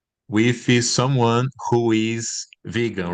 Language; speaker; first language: English; non-native, learner; Portuguese